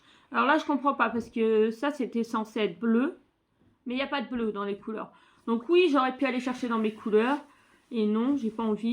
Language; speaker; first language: French; native; French